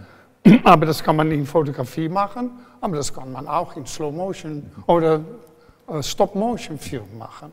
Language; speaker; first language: German; non-native, fluent; Dutch